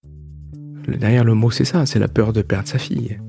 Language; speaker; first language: French; native; French